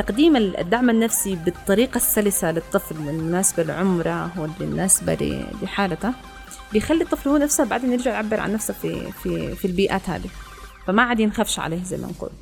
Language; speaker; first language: Arabic; native; Arabic